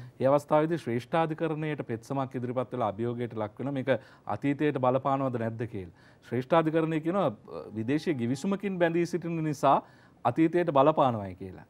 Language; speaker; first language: Sinhala; native; Sinhala